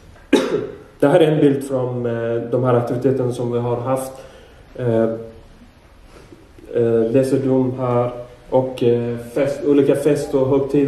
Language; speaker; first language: Swedish; non-native, fluent; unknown